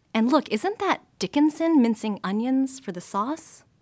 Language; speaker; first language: English; native; English